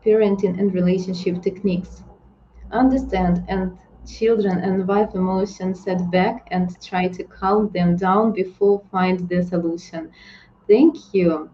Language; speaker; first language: English; non-native, fluent; Ukrainian